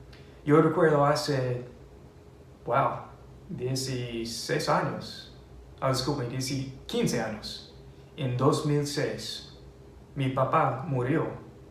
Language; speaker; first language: Spanish; non-native, fluent; English